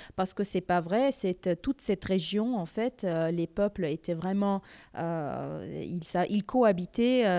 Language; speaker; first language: French; native; French